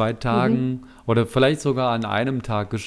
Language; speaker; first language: German; native; German